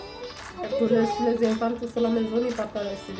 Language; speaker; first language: French; non-native, learner; Romanian